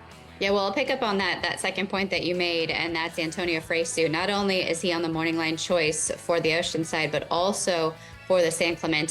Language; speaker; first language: English; native; English